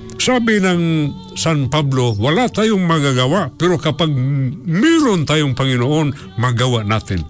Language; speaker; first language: Filipino; non-native, local second language; Cebuano